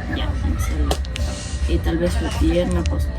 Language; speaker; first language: Spanish; native; Spanish